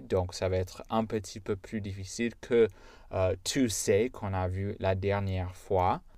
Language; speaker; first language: French; non-native, fluent; English